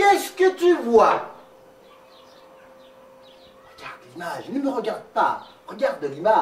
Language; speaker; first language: French; non-native, local second language; Arabic